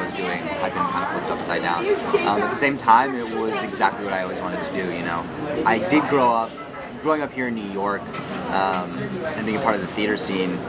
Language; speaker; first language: English; early bilingual, other home language; Hebrew